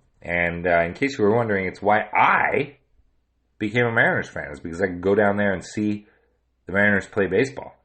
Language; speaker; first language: English; native; English